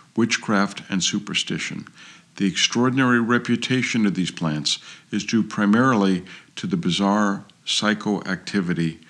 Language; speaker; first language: English; native; English